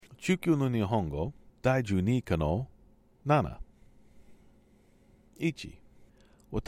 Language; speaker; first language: Japanese; non-native, learner; English